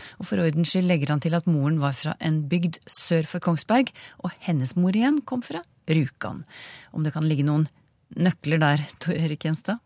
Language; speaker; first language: Norwegian; native; Norwegian